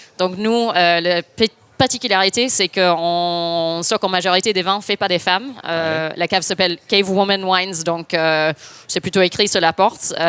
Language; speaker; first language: French; non-native, fluent; English